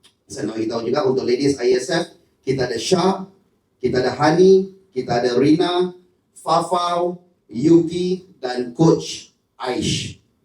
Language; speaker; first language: Malay; native; Malay